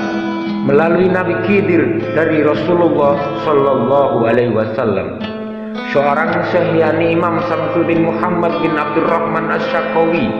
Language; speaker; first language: Indonesian; native; Indonesian